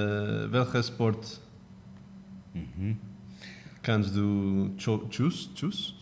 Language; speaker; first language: German; non-native, learner; Spanish